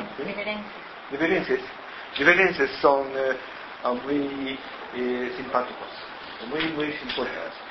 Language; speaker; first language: Spanish; non-native, learner; Japanese